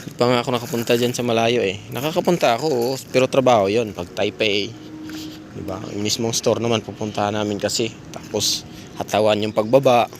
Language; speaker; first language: Filipino; non-native, local second language; Cebuano